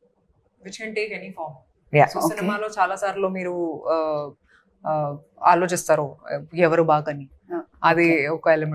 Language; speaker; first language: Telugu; non-native, fluent; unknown